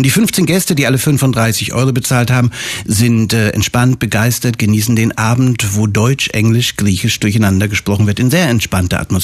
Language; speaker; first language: German; native; German